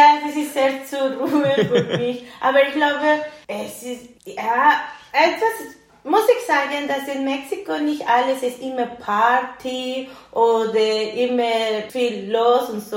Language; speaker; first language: German; non-native, learner; Spanish